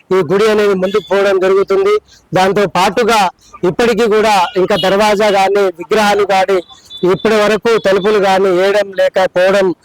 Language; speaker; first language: Telugu; non-native, local second language; Lambadi